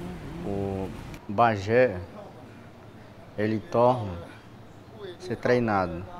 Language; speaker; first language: Portuguese; non-native, local second language; Yanomámi